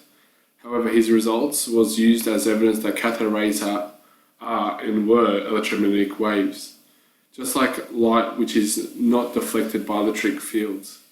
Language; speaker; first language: English; native; English